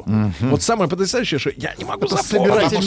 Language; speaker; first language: Russian; native; Russian